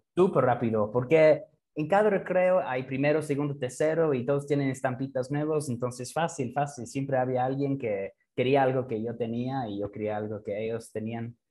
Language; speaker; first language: Spanish; non-native, fluent; English